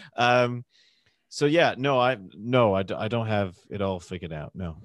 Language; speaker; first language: English; native; English